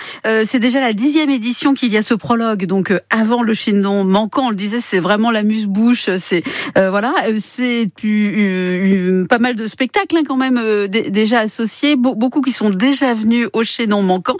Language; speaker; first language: French; native; French